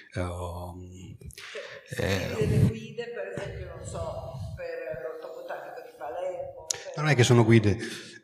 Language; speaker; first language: Italian; native; Italian